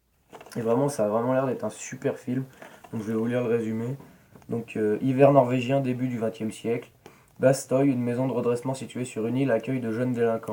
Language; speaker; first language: French; native; French